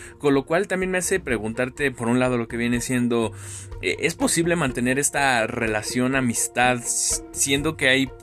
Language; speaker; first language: Spanish; native; Spanish